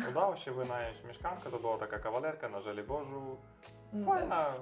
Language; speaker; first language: Polish; non-native, learner; Russian